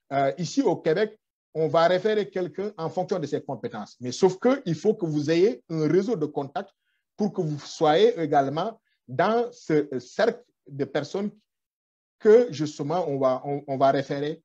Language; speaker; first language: French; non-native, local second language; Wolof